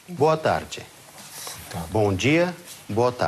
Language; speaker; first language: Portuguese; non-native, fluent; Russian